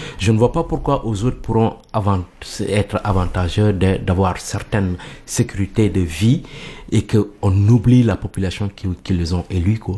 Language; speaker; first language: French; non-native, local second language; Mandingo